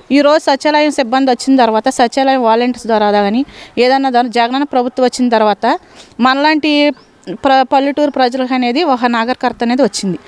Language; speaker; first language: Telugu; native; Telugu